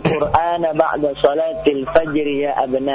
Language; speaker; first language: Arabic; non-native, learner; Indonesian